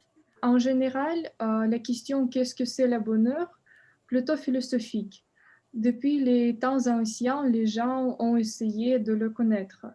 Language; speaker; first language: French; non-native, learner; Russian